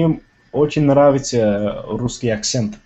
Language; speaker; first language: Russian; non-native, learner; Tamil